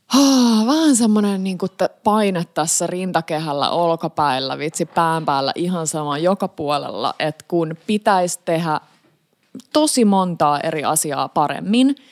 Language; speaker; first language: Finnish; native; Finnish